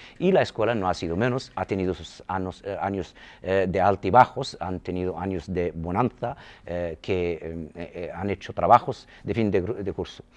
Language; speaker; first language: Spanish; non-native, local second language; Arabic